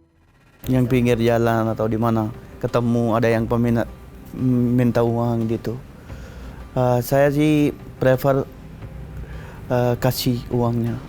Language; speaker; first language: Indonesian; non-native, learner; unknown